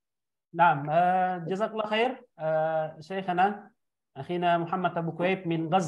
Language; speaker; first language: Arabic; non-native, fluent; Indonesian